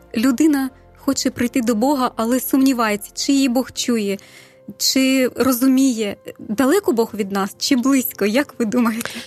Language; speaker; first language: Ukrainian; native; Ukrainian